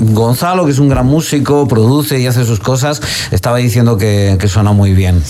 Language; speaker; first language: Spanish; native; Spanish